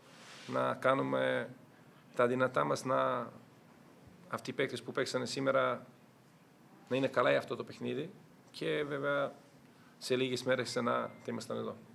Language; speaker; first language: Greek; non-native, fluent; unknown